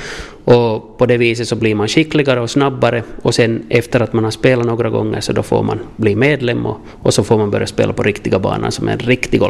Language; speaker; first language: Swedish; native; Swedish